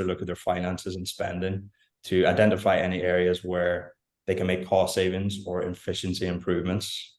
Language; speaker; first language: English; native; English